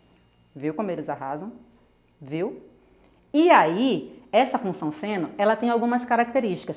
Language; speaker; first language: Portuguese; native; Portuguese